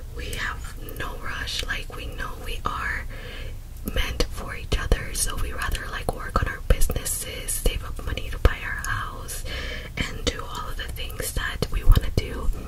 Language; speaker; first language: English; early bilingual, other home language; Spanish